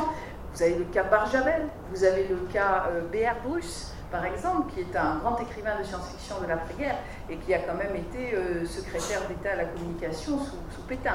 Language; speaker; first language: French; native; French